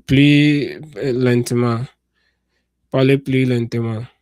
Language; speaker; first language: French; non-native, learner; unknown